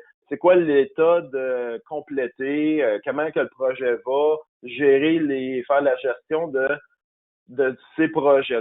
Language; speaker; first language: French; native; French